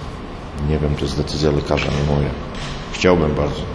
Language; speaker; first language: Polish; native; Polish